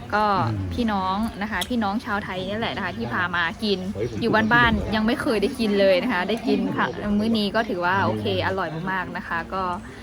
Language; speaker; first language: Thai; native; Thai